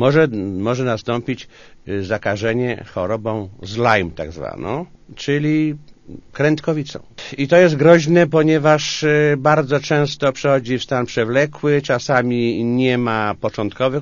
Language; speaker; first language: Polish; native; Polish